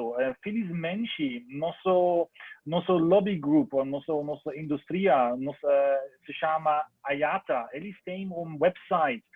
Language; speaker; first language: Portuguese; non-native, learner; German